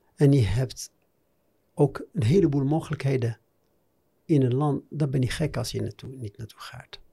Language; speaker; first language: Dutch; non-native, fluent; Arabic